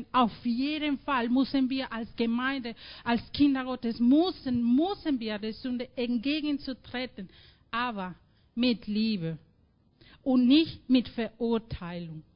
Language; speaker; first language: German; non-native, fluent; Spanish